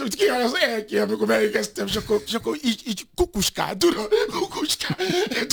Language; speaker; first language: Hungarian; non-native, fluent; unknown